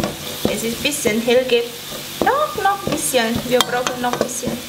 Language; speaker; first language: German; non-native, learner; Thai